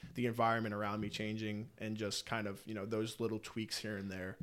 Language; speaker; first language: English; native; English